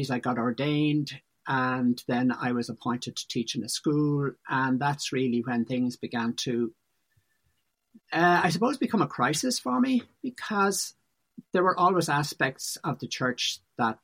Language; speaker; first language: English; native; English